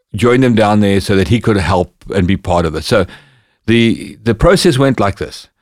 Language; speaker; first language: English; native; English